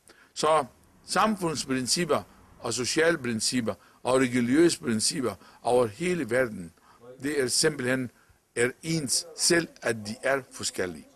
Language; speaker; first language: Danish; non-native, local second language; Arabic